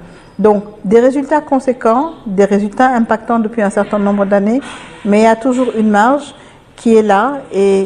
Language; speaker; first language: French; non-native, local second language; Wolof